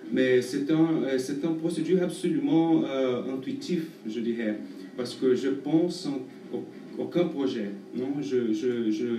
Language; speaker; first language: French; non-native, fluent; Portuguese